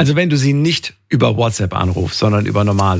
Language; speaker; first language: German; native; German